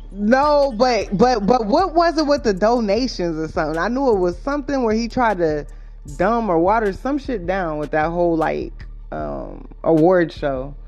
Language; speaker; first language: English; native; English